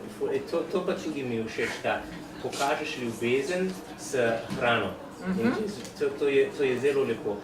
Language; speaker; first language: Slovenian; non-native, learner; English